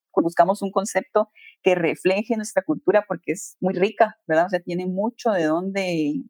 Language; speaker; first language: Spanish; native; Spanish